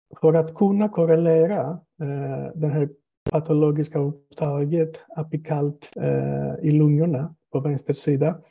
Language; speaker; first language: Swedish; non-native, fluent; Greek